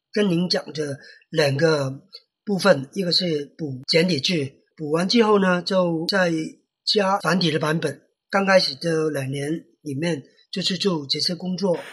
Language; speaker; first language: Chinese; non-native, fluent; Cantonese